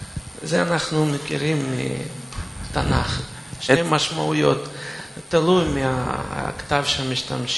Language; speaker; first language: Hebrew; non-native, fluent; Russian